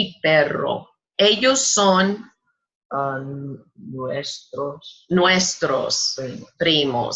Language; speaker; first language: Spanish; non-native, fluent; English